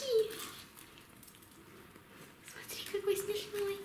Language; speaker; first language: Russian; non-native, local second language; Lithuanian